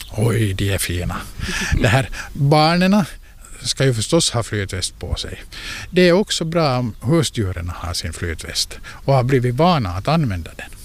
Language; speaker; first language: Swedish; native; Swedish